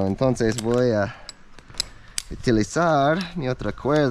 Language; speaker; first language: Spanish; non-native, learner; English